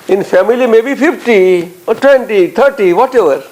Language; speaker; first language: English; non-native, local second language; Gujarati